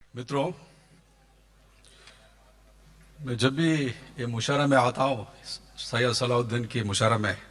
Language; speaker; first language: Hindi; non-native, local second language; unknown